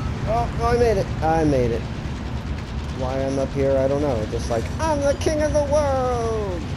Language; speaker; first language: English; native; English